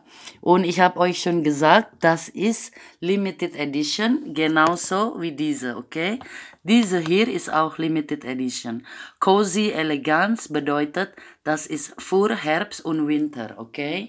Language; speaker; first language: German; non-native, fluent; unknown